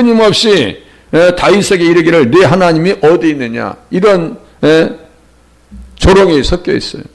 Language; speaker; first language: Korean; native; Korean